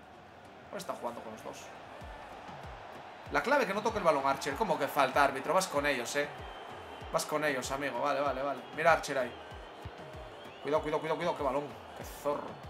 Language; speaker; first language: Spanish; native; Spanish